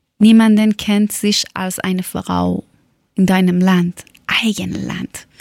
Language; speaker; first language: German; non-native, learner; Persian